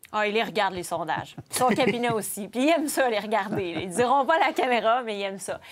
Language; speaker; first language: French; native; French